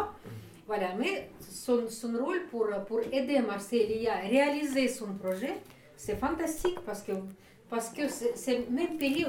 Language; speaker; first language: French; non-native, fluent; Russian